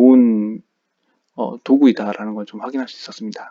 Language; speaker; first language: Korean; native; Korean